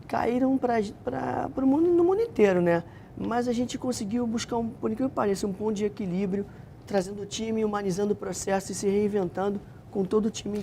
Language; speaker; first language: Portuguese; native; Portuguese